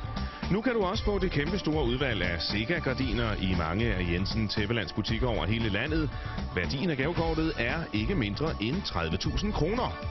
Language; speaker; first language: Danish; native; Danish